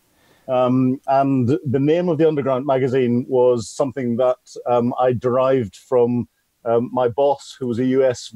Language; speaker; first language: English; native; English